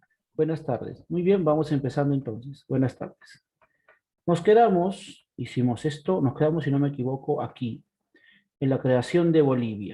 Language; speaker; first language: Spanish; native; Spanish